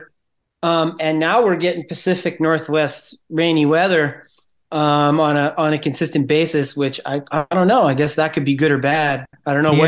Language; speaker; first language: English; native; English